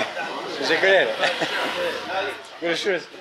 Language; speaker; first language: Turkish; non-native, learner; French